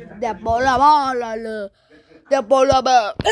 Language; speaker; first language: Turkish; early bilingual, other home language; Arabic